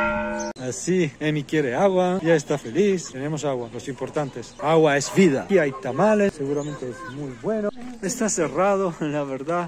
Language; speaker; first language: Spanish; non-native, learner; Italian